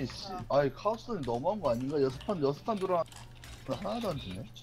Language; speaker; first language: Korean; native; Korean